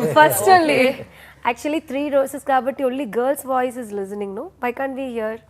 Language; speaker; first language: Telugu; non-native, learner; Malayalam